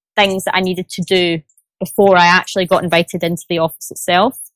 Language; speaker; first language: English; native; English